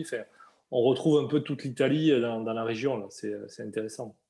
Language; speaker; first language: French; native; French